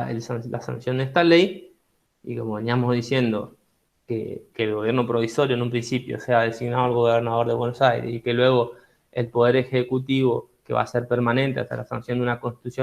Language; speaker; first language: Spanish; native; Spanish